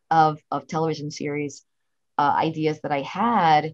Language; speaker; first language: English; native; English